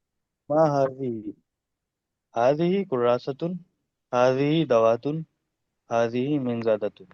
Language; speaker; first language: Arabic; non-native, learner; Urdu